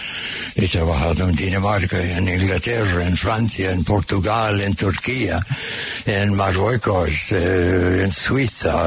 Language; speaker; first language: Spanish; non-native, fluent; English